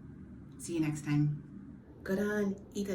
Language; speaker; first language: Japanese; non-native, learner; English